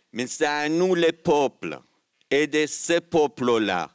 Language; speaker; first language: French; non-native, fluent; Kurdish